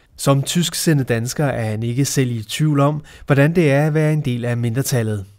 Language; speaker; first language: Danish; native; Danish